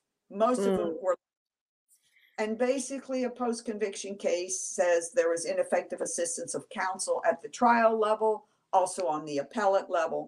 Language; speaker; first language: English; native; English